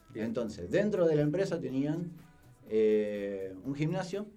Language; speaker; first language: Spanish; native; Spanish